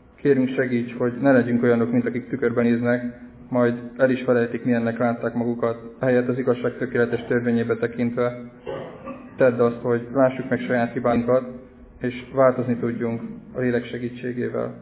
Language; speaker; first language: Hungarian; native; Hungarian